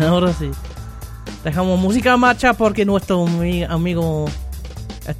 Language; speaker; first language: Spanish; non-native, fluent; German